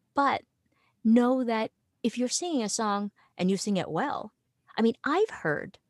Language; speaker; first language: English; native; English